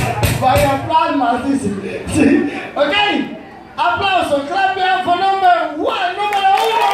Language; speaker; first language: English; non-native, learner; Spanish